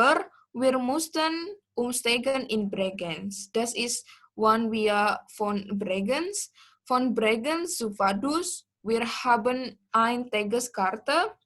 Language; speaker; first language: German; non-native, learner; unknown